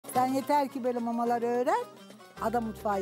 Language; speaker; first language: Turkish; native; Turkish